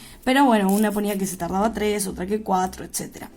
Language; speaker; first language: Spanish; native; Spanish